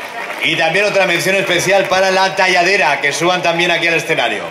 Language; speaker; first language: Spanish; native; Spanish